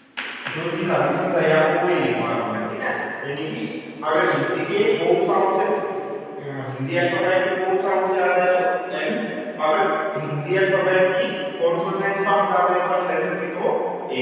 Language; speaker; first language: Hindi; native; Hindi